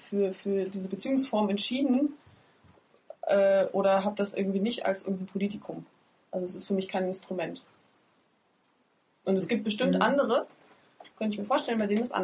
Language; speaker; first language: German; native; German